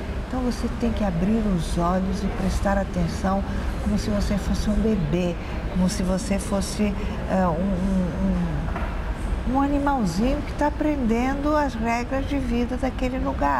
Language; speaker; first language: Portuguese; early bilingual, other home language; Italian